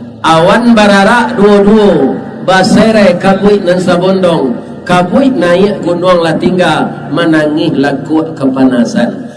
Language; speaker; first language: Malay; non-native, local second language; Minangkabau